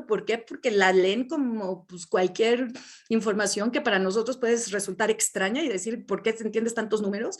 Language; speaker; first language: Spanish; native; Spanish